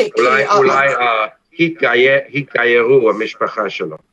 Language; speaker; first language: Hebrew; non-native, fluent; English